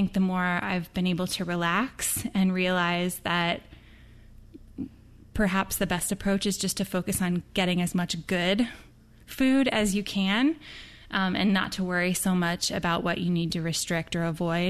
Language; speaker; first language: English; native; English